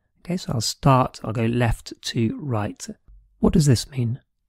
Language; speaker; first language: English; native; English